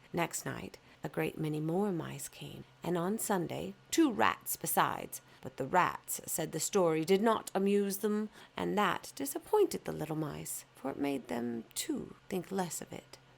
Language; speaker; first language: English; native; English